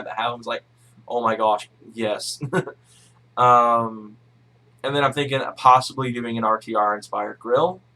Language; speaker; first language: English; native; English